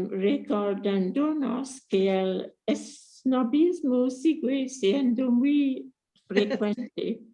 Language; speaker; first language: Spanish; non-native, fluent; English